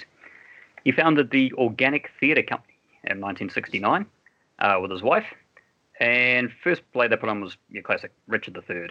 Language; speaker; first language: English; native; English